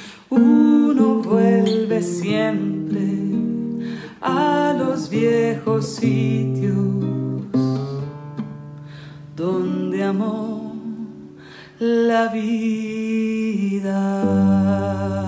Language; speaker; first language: Spanish; early bilingual, heritage; Spanish